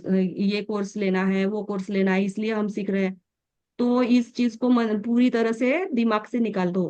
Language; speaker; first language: Hindi; native; Hindi